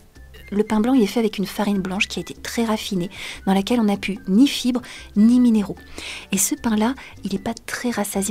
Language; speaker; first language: French; native; French